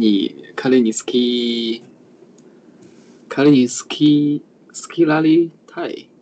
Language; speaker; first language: Japanese; non-native, learner; Chinese